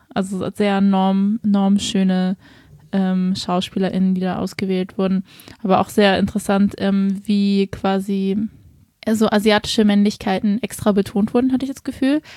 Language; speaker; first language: German; early bilingual, other home language; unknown